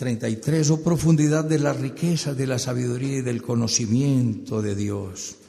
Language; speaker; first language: Spanish; native; Spanish